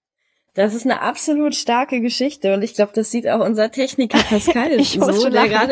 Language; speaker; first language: German; native; German